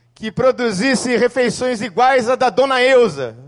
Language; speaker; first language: Portuguese; native; Portuguese